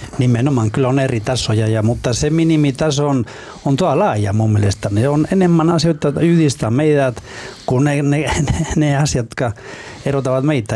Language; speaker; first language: Finnish; non-native, fluent; Spanish